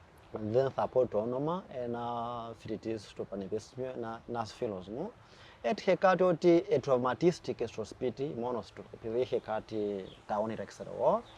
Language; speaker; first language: Greek; non-native, fluent; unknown